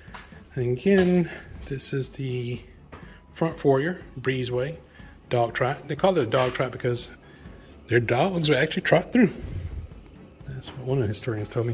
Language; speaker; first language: English; native; English